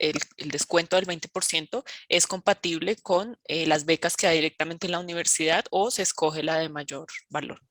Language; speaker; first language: Spanish; native; Spanish